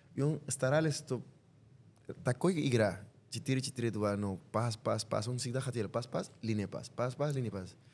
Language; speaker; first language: Russian; non-native, learner; Spanish